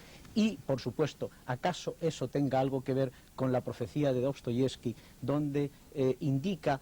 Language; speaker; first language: Spanish; native; Spanish